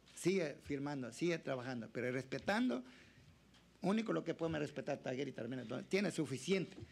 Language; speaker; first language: Spanish; non-native, local second language; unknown